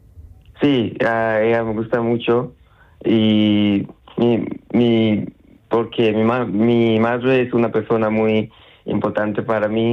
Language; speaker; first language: Spanish; non-native, learner; Swahili